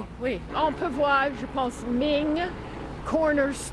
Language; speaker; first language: French; non-native, fluent; English